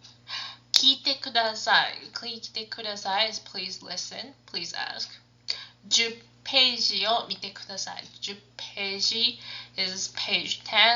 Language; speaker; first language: Japanese; non-native, fluent; English